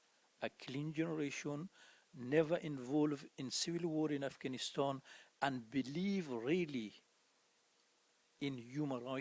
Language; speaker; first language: English; non-native, fluent; Persian